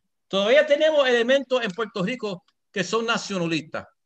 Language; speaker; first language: Spanish; early bilingual, heritage; Spanish